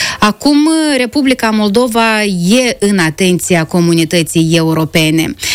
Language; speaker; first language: Romanian; native; Romanian